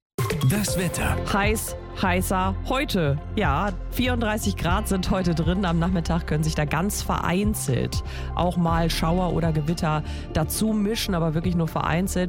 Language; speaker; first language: German; native; German